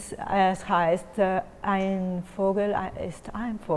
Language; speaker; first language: German; non-native, learner; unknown